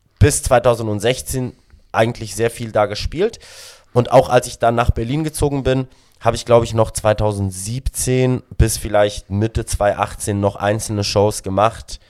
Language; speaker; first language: German; non-native, local second language; Romansh